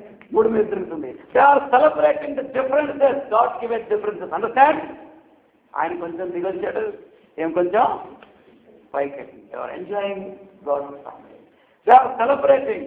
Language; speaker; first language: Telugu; native; Telugu